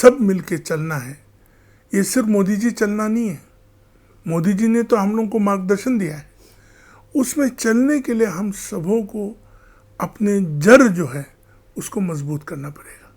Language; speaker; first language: Hindi; non-native, local second language; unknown